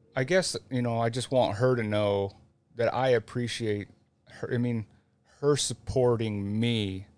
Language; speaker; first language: English; native; English